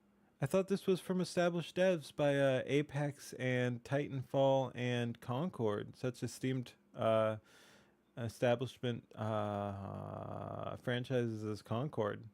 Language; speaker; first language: English; native; English